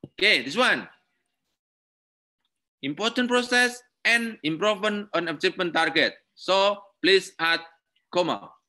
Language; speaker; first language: English; non-native, learner; Indonesian